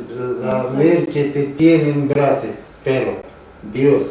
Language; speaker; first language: Spanish; non-native, learner; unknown